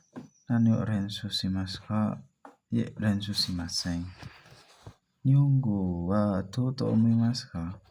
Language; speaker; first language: Japanese; non-native, learner; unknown